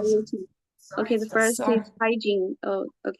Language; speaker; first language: English; non-native, fluent; Chinese